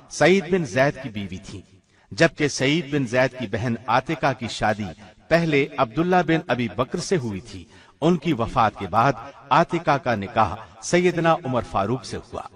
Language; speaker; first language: Urdu; native; Urdu